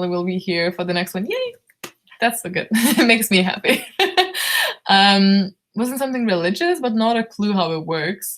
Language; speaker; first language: English; non-native, fluent; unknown